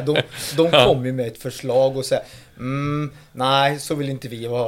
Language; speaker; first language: Swedish; non-native, fluent; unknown